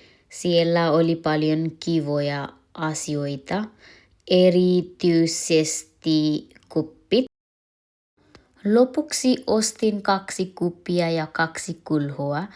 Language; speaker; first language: Finnish; non-native, learner; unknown